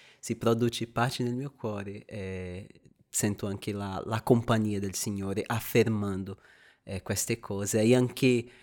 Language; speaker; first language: Italian; non-native, fluent; Portuguese